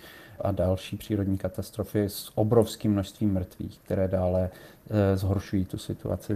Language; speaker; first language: Czech; native; Czech